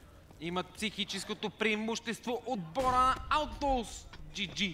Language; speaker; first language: Bulgarian; native; Bulgarian